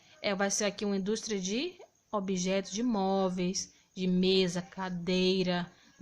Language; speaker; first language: Portuguese; native; Portuguese